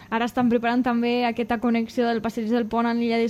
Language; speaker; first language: Catalan; native; Catalan